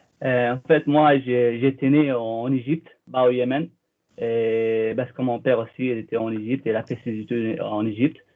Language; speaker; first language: French; non-native, fluent; Arabic